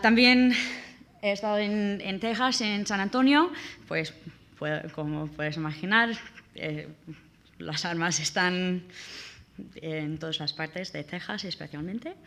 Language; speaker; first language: Spanish; non-native, learner; English